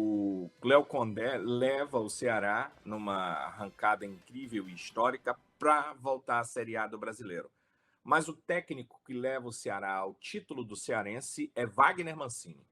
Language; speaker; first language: Portuguese; native; Portuguese